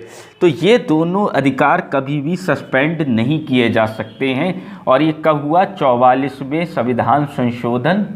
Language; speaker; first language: Hindi; native; Hindi